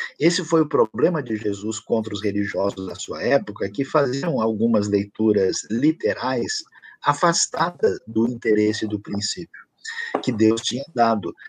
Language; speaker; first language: Portuguese; native; Portuguese